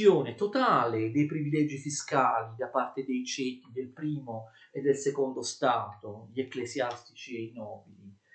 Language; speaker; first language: Italian; native; Italian